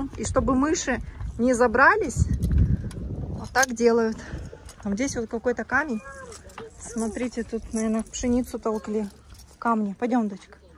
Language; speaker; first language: Russian; native; Russian